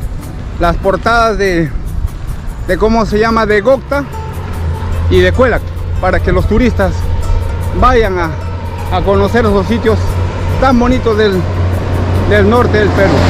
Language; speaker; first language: Spanish; native; Spanish